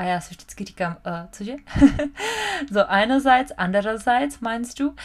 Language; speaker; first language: German; non-native, fluent; Czech